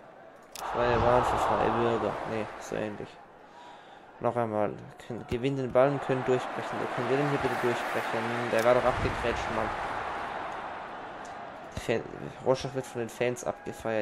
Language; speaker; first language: German; native; German